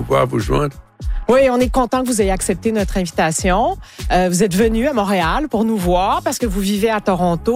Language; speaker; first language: French; native; French